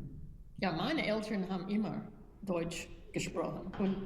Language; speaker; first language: German; early bilingual, heritage; German